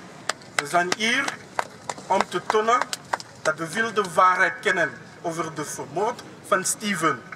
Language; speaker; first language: Dutch; non-native, learner; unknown